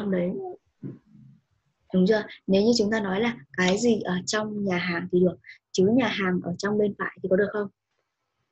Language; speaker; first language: Vietnamese; native; Vietnamese